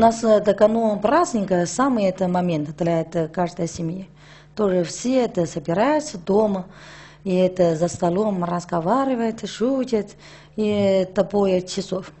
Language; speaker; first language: Russian; non-native, learner; Chinese